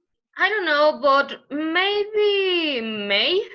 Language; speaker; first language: English; non-native, learner; Spanish